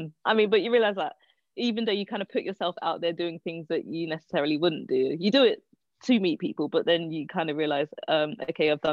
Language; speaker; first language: English; native; English